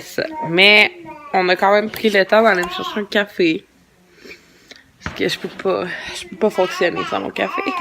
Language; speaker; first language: French; native; French